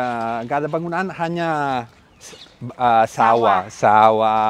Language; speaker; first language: Indonesian; non-native, learner; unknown